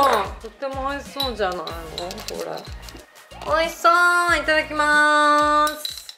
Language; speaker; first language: Japanese; native; Japanese